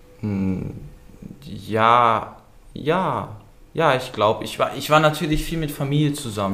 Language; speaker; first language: German; early bilingual, other home language; Dutch